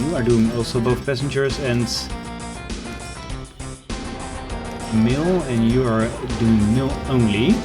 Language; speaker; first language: English; non-native, fluent; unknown